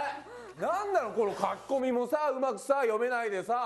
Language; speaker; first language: Japanese; native; Japanese